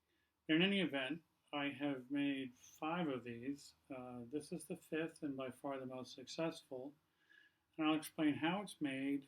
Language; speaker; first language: English; native; English